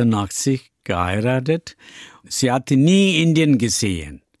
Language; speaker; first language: German; non-native, learner; Tamil